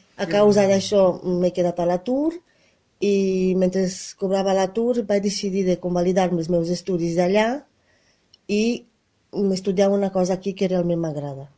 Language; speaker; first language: Catalan; non-native, fluent; Romanian